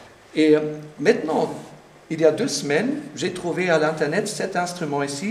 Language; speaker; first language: French; non-native, fluent; German